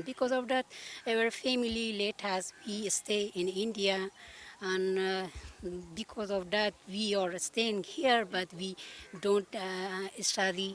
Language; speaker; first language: English; non-native, learner; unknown